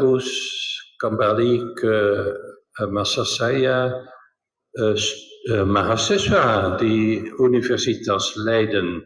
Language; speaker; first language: Indonesian; non-native, fluent; Dutch